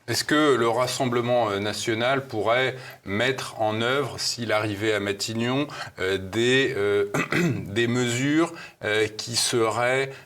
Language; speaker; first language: French; native; French